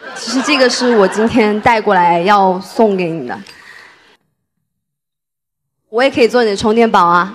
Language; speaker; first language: Chinese; native; Chinese